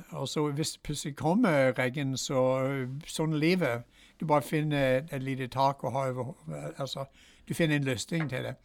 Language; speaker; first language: Norwegian; non-native, fluent; English